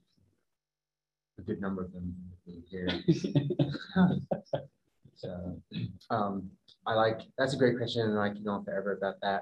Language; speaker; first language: English; native; English